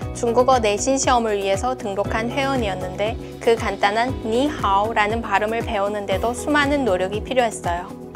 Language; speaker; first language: Korean; non-native, fluent; Chinese